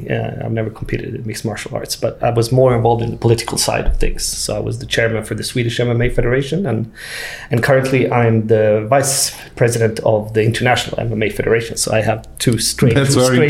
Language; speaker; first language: English; non-native, fluent; Swedish